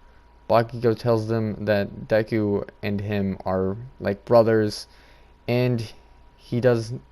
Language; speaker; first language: English; native; English